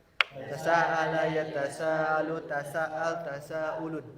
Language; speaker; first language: Arabic; non-native, learner; Indonesian